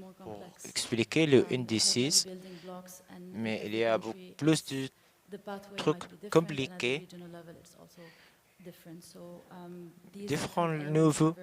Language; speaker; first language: French; non-native, learner; Arabic